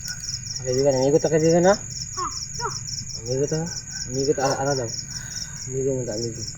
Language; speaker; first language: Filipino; non-native, local second language; Cebuano